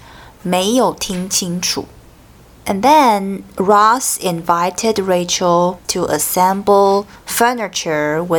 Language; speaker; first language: English; non-native, fluent; Chinese